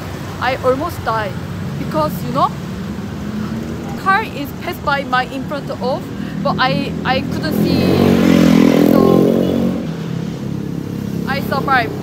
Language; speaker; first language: English; non-native, learner; Korean